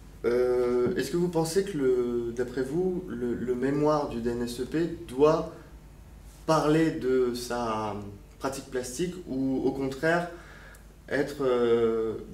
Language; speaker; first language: French; native; French